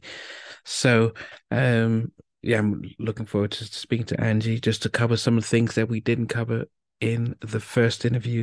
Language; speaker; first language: English; native; English